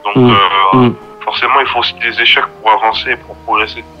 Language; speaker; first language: French; native; French